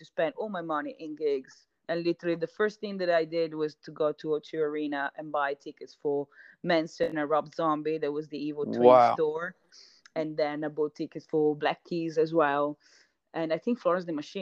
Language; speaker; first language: English; non-native, fluent; Italian